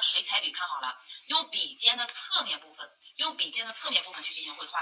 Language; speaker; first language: Chinese; native; Chinese